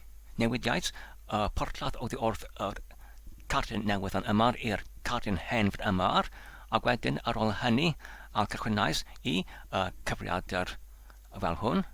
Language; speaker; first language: Welsh; non-native, learner; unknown